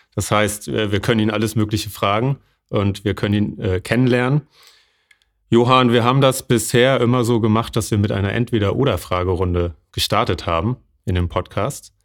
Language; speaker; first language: German; non-native, fluent; Danish